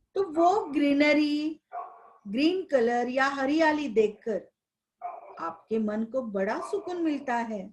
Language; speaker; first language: Hindi; non-native, local second language; Marathi